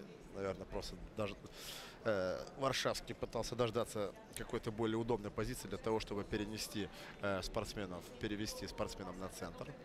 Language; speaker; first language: Russian; native; Russian